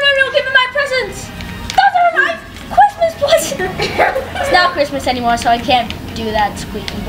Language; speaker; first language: English; native; English